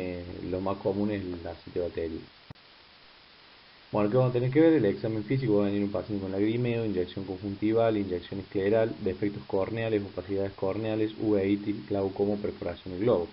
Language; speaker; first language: Spanish; native; Spanish